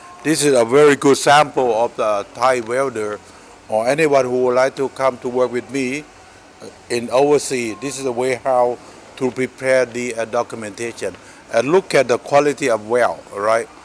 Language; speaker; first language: English; non-native, fluent; Thai